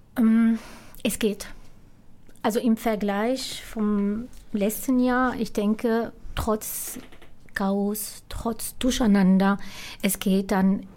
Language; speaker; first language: German; non-native, fluent; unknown